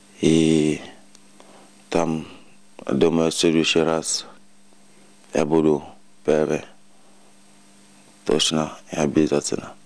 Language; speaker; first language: Russian; non-native, learner; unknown